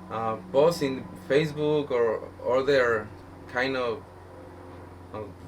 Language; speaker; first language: English; non-native, learner; Spanish